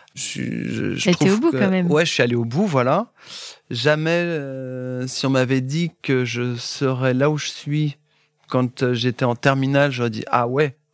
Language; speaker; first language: French; native; French